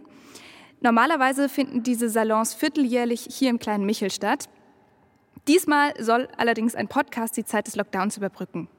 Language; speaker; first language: German; native; German